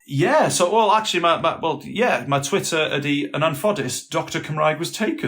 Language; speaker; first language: Welsh; non-native, local second language; English